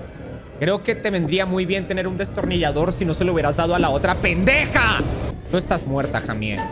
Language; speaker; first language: Spanish; native; Spanish